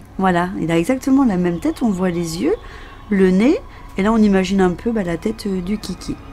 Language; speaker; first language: French; native; French